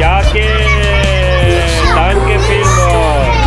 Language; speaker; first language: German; non-native, learner; Tibetan